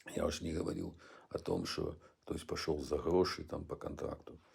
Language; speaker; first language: Russian; non-native, local second language; Ukrainian